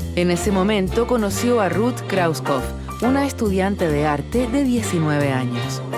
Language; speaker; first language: Spanish; native; Spanish